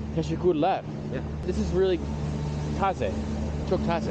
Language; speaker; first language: English; native; English